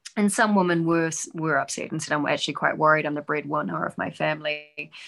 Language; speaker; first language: English; native; English